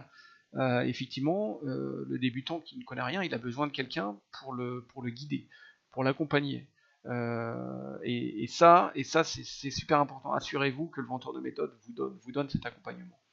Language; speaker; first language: French; native; French